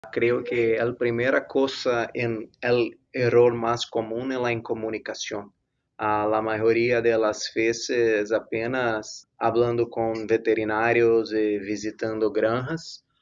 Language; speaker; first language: Spanish; non-native, fluent; Portuguese